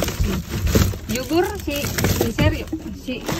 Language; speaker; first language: Spanish; non-native, learner; Filipino